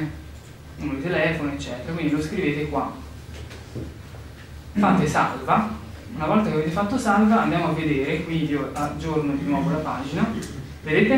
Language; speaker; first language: Italian; native; Italian